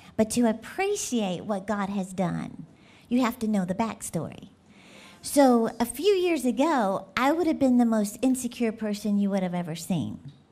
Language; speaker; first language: English; native; English